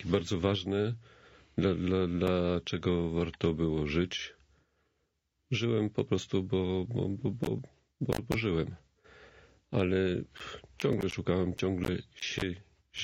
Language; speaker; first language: Polish; native; Polish